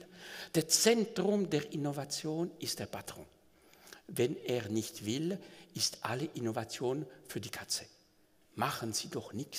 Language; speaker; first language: German; non-native, local second language; French